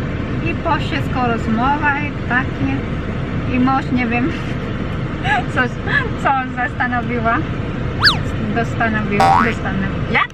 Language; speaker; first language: Polish; non-native, learner; Filipino